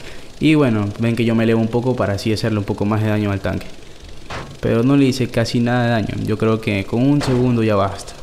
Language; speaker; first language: Spanish; native; Spanish